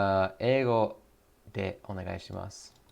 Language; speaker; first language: Japanese; non-native, learner; English